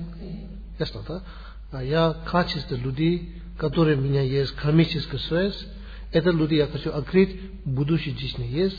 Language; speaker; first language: Russian; non-native, learner; Tibetan